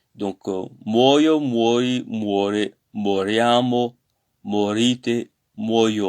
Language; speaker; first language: Italian; non-native, learner; French